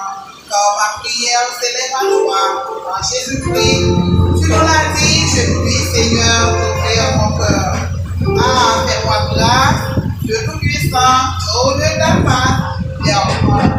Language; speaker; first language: French; non-native, local second language; Haitian Creole